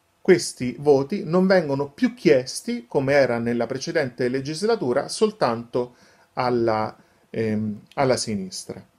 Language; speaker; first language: Italian; native; Italian